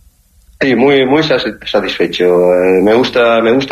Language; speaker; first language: Spanish; early bilingual, heritage; Spanish